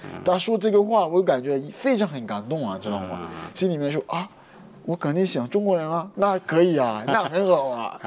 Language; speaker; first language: Chinese; non-native, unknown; French